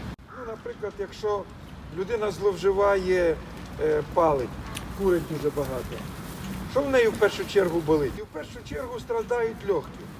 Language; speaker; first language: Ukrainian; non-native, local second language; Russian